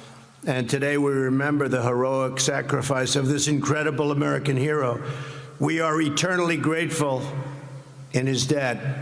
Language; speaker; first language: English; native; English